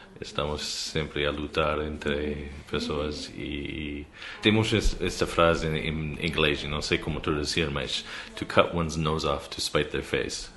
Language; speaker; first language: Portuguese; non-native, learner; English